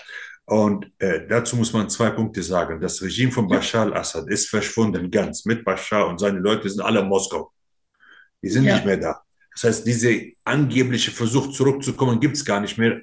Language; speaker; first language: German; non-native, fluent; Arabic